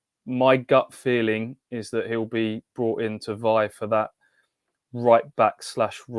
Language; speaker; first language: English; native; English